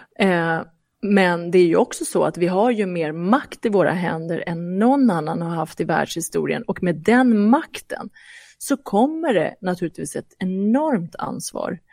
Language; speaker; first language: Swedish; early bilingual, other home language; Persian